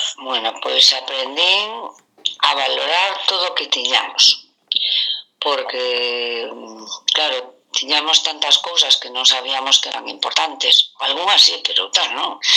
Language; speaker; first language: Galician; non-native, local second language; Spanish